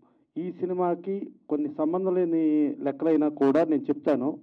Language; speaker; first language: Telugu; native; Telugu